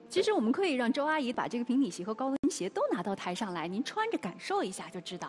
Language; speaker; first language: Chinese; native; Chinese